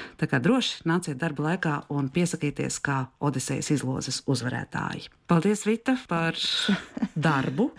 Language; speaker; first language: Latvian; native; Latvian